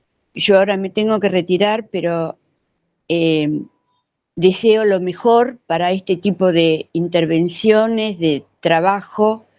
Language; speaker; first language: Spanish; non-native, fluent; English